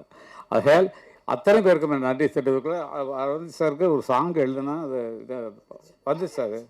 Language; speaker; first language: Tamil; native; Tamil